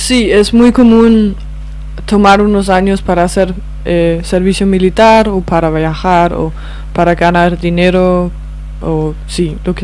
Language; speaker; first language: Spanish; non-native, fluent; Danish